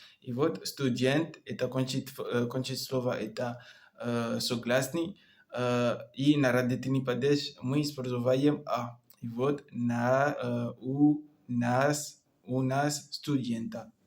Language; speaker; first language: Russian; non-native, learner; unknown